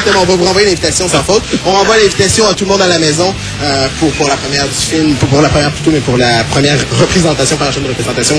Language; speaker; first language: French; native; French